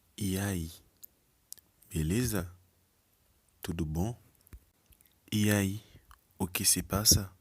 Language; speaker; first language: Portuguese; non-native, learner; Haitian Creole